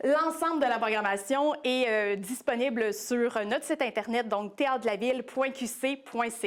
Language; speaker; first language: French; native; French